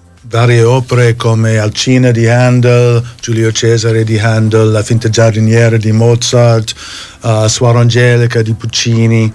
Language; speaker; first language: Italian; non-native, fluent; English